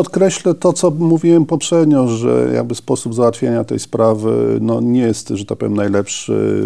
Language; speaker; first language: Polish; native; Polish